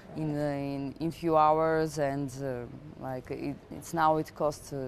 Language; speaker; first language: English; non-native, fluent; Russian